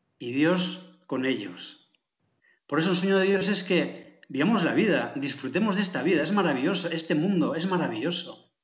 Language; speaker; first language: Spanish; native; Spanish